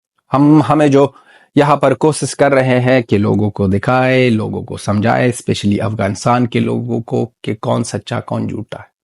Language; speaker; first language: Hindi; non-native, fluent; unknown